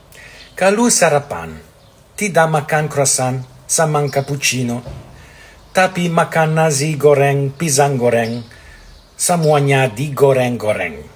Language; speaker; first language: Indonesian; non-native, learner; Italian